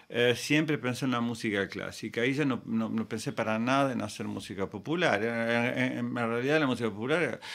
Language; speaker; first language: Spanish; native; Spanish